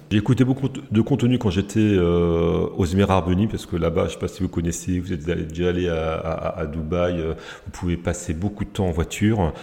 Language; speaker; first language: French; native; French